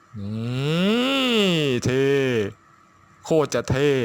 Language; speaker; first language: Thai; native; Thai